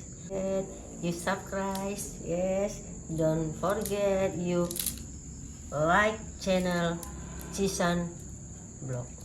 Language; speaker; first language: English; non-native, learner; Indonesian